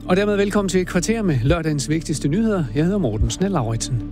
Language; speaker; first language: Danish; native; Danish